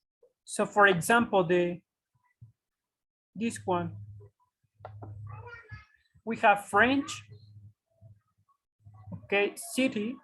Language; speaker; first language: English; non-native, fluent; Spanish